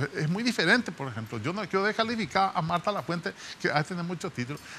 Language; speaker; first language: Spanish; native; Spanish